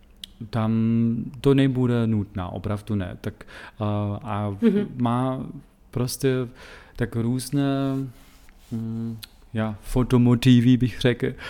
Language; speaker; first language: Czech; non-native, fluent; German